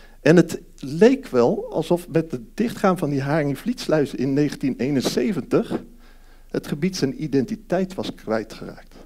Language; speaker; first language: Dutch; early bilingual, heritage; Dutch